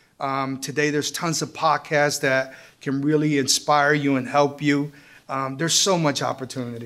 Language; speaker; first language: English; early bilingual, other home language; Spanish